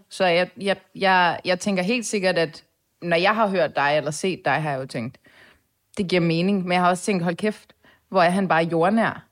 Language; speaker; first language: Danish; early bilingual, other home language; Turkish